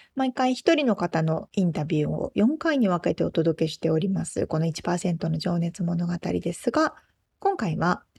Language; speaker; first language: Japanese; native; Japanese